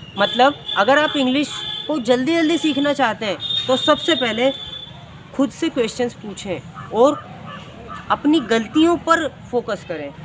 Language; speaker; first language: Hindi; native; Hindi